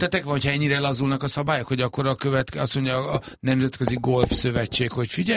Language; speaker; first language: Hungarian; native; Hungarian